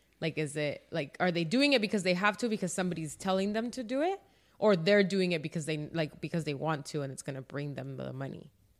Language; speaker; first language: English; early bilingual, other home language; Spanish